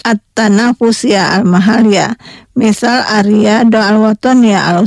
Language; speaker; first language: Arabic; non-native, fluent; Indonesian